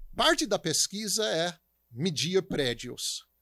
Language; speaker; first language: Portuguese; non-native, fluent; English